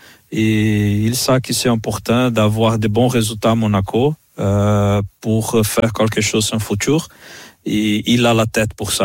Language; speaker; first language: French; non-native, fluent; Portuguese